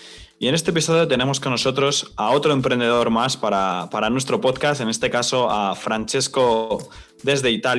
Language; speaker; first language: Spanish; native; Spanish